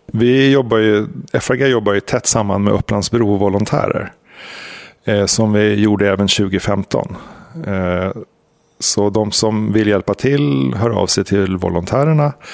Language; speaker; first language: Swedish; native; Swedish